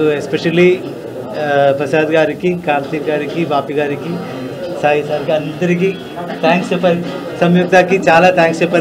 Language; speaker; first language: Telugu; non-native, learner; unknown